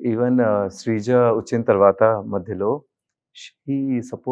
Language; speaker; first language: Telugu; non-native, learner; Hindi